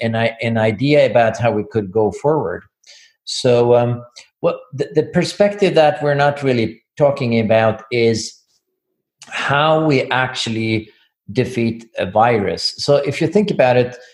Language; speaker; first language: English; non-native, fluent; Swedish